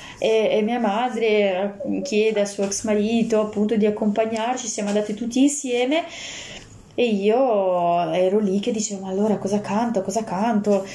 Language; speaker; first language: Italian; non-native, fluent; Russian